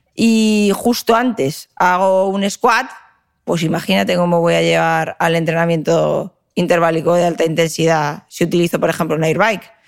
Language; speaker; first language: Spanish; native; Spanish